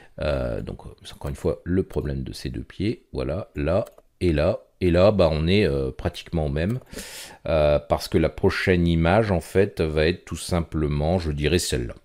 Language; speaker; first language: French; native; French